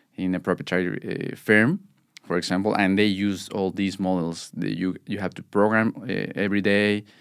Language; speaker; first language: English; non-native, fluent; Spanish